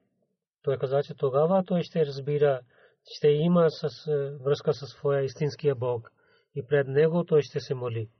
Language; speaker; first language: Bulgarian; non-native, learner; Urdu